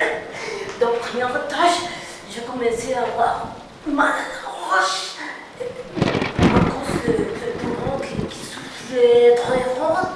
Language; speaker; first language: French; non-native, learner; Spanish